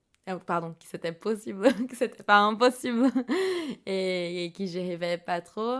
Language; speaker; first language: French; non-native, fluent; Portuguese